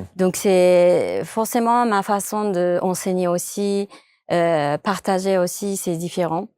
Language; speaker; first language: French; non-native, fluent; Japanese